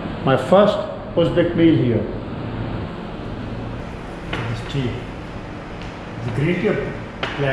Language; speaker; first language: English; non-native, local second language; Urdu